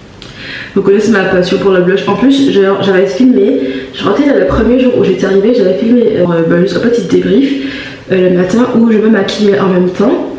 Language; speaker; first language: French; native; French